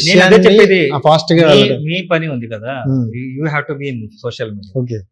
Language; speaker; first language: Telugu; non-native, learner; Kannada